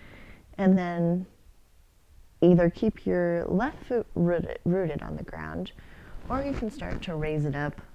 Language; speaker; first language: English; native; English